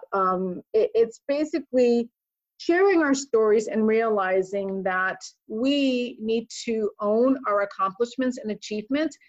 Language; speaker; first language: English; native; English